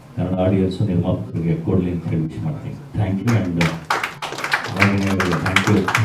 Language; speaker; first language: Kannada; native; Kannada